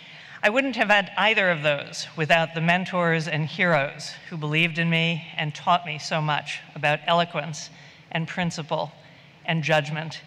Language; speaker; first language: English; native; English